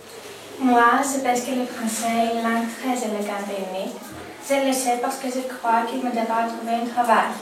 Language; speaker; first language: French; non-native, learner; Greek